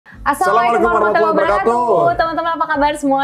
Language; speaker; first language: Indonesian; native; Indonesian